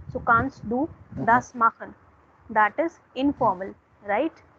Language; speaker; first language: German; non-native, fluent; Hindi